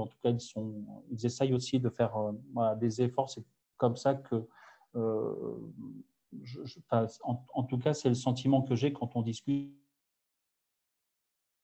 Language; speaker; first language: French; native; French